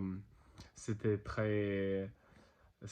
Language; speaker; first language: French; non-native, learner; Russian